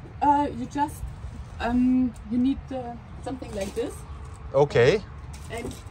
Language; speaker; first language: English; non-native, fluent; German